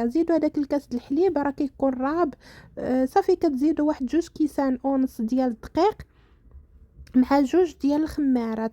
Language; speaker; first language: Arabic; native; Arabic